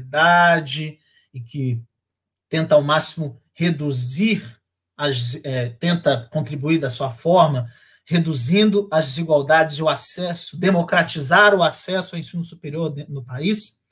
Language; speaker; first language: Portuguese; native; Portuguese